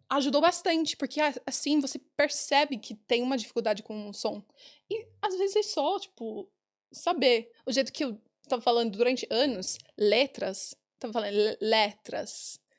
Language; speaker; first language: Portuguese; non-native, fluent; English